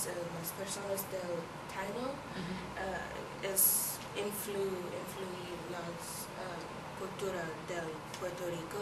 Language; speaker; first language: Spanish; non-native, learner; English